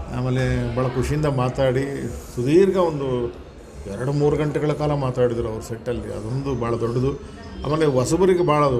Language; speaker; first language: Kannada; native; Kannada